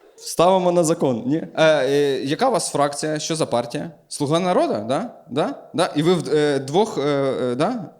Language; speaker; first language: Ukrainian; native; Ukrainian